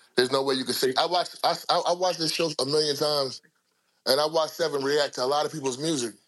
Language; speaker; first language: English; native; English